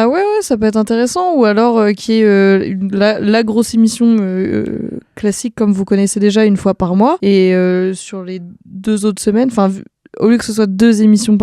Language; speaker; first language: French; native; French